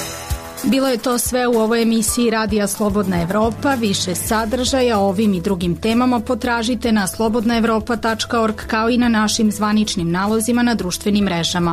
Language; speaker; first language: Serbian; native; Serbian